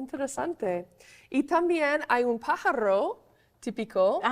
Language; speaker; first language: Spanish; non-native, fluent; English